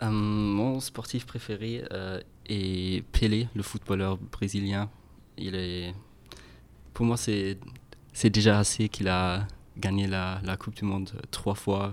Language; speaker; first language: French; non-native, fluent; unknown